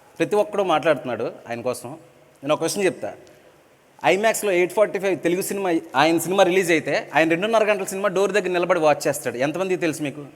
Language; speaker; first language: Telugu; native; Telugu